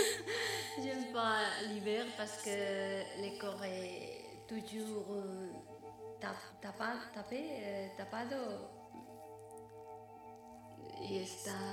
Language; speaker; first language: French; non-native, learner; Spanish